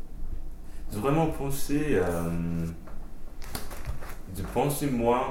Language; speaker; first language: French; non-native, fluent; English